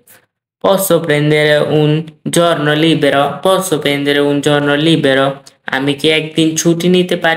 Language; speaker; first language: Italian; non-native, fluent; Bangla